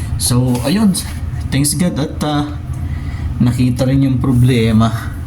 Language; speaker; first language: Filipino; non-native, local second language; Cebuano